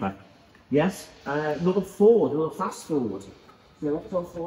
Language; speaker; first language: English; native; English